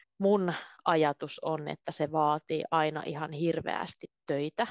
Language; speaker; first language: Finnish; native; Finnish